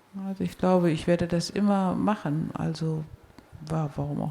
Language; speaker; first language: German; native; German